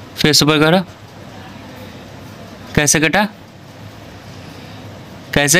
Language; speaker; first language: Hindi; native; Hindi